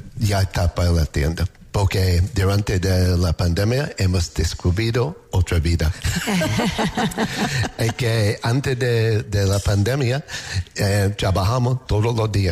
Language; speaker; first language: Spanish; non-native, learner; English